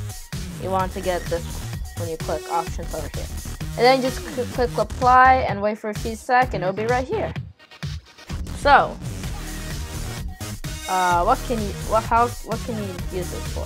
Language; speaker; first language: English; native; English